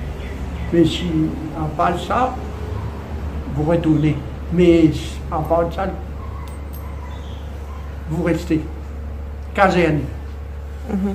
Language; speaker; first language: French; non-native, learner; Morisyen